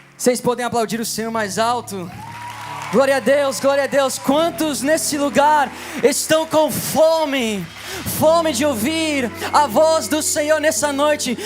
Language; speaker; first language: Portuguese; non-native, fluent; English